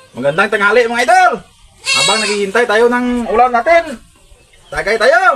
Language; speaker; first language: Filipino; non-native, local second language; Cebuano